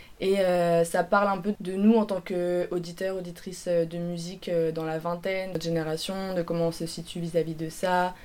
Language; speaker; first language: French; native; French